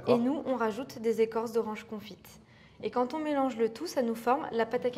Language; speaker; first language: French; native; French